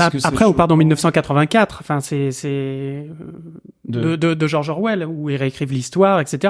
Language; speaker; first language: French; native; French